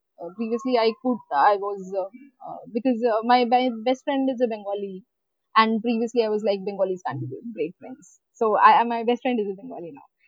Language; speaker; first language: English; non-native, local second language; Hindi